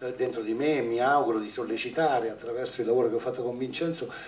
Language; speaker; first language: Italian; native; Italian